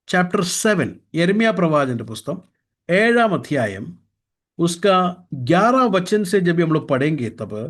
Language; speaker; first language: Hindi; non-native, local second language; Malayalam